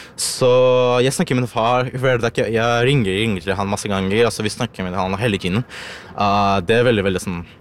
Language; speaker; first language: Norwegian; non-native, learner; Ukrainian